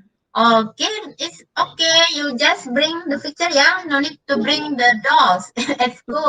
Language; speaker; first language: English; non-native, learner; Indonesian